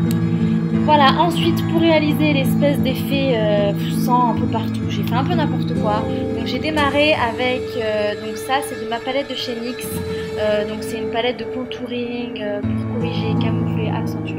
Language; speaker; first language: French; native; French